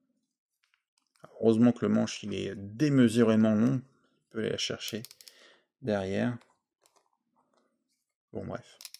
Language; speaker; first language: French; native; French